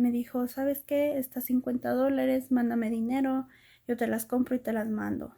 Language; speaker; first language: Spanish; early bilingual, heritage; Spanish